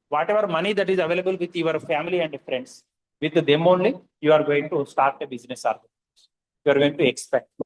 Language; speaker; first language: English; non-native, local second language; Telugu